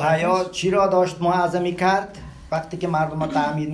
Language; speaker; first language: Persian; early bilingual, heritage; Persian